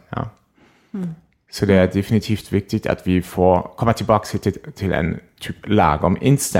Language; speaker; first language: Swedish; non-native, fluent; German